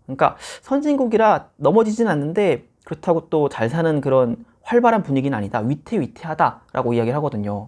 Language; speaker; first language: Korean; native; Korean